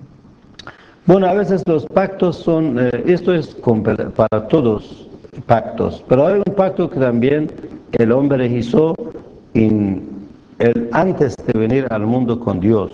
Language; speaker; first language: Spanish; non-native, fluent; Persian